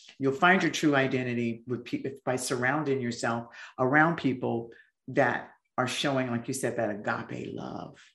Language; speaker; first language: English; native; English